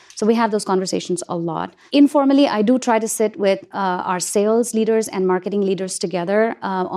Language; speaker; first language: English; non-native, local second language; Hindi